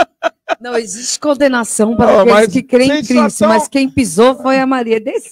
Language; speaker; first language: Portuguese; native; Portuguese